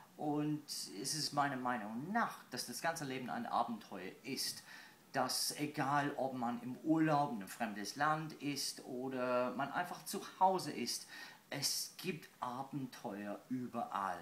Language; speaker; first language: German; non-native, fluent; English